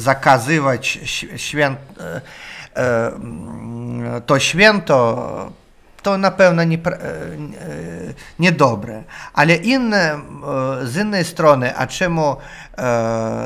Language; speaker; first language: Polish; non-native, learner; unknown